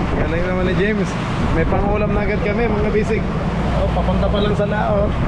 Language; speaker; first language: Filipino; non-native, local second language; Cebuano